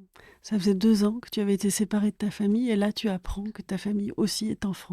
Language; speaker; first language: French; native; French